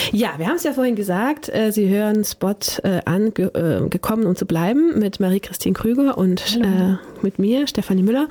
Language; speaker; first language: German; native; German